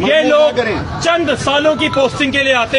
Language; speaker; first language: Urdu; native; Urdu